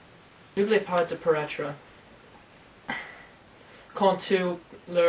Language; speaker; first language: French; non-native, learner; English